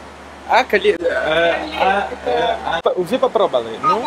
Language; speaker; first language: Russian; non-native, learner; Italian